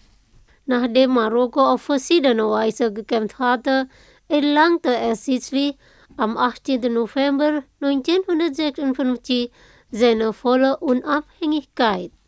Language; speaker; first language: German; non-native, fluent; Indonesian